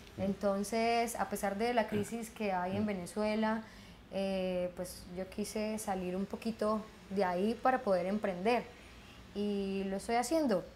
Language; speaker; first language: Spanish; native; Spanish